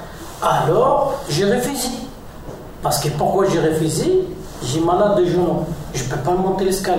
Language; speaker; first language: French; non-native, learner; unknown